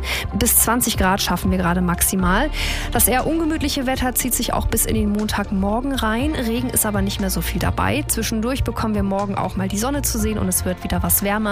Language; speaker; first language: German; native; German